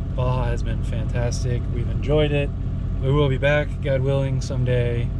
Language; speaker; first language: English; native; English